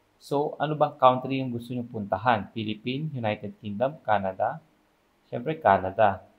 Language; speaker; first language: Filipino; native; Filipino